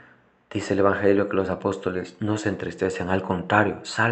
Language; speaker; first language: Spanish; non-native, fluent; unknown